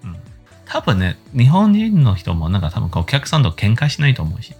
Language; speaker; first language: Japanese; non-native, learner; Thai